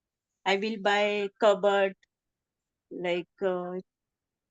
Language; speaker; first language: English; non-native, learner; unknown